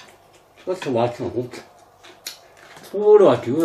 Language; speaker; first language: Chinese; native; Chinese